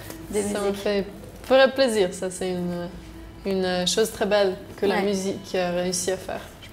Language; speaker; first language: French; non-native, local second language; German